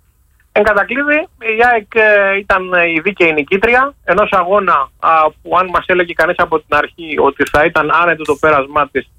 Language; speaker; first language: Greek; native; Greek